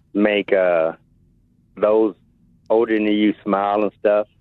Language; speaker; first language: English; native; English